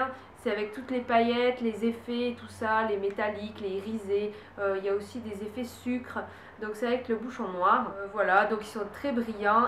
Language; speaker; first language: French; native; French